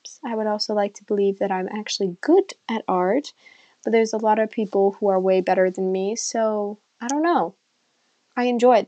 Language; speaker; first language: English; native; English